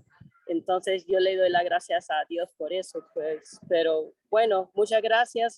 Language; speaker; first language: Spanish; non-native, fluent; English